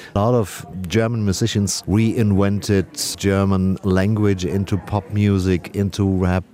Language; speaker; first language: English; non-native, fluent; German